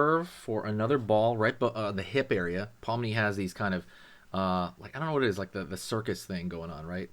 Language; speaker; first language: English; native; English